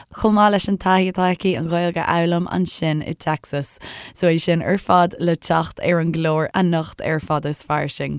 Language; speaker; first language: Irish; native; Irish